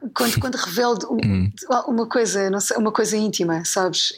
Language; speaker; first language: Portuguese; native; Portuguese